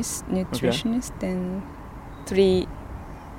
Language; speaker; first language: English; non-native, fluent; Japanese